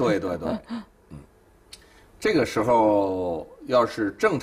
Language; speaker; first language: Chinese; native; Chinese